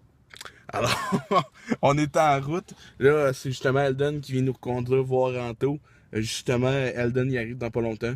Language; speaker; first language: French; native; French